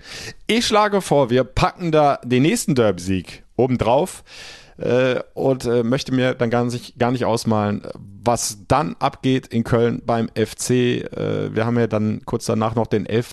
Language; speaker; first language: German; native; German